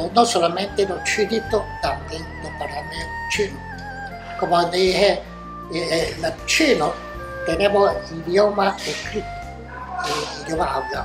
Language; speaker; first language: Spanish; non-native, fluent; Chinese